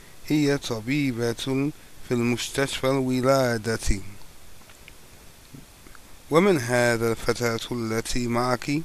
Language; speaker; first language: Arabic; non-native, fluent; English